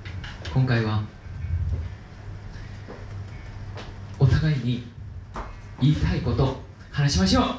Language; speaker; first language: Japanese; non-native, learner; Korean